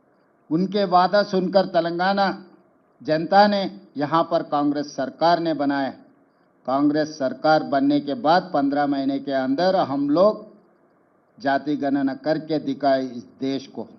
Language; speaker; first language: Hindi; non-native, local second language; Telugu